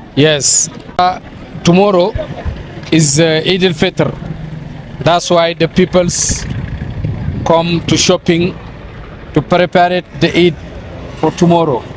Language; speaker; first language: English; non-native, learner; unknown